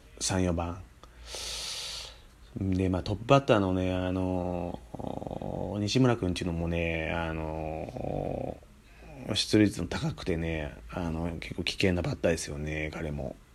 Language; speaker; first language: Japanese; native; Japanese